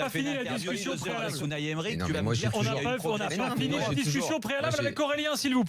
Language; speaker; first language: French; native; French